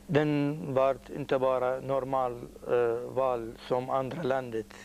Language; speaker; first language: Swedish; non-native, learner; Arabic